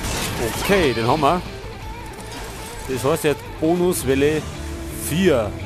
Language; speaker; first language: German; native; German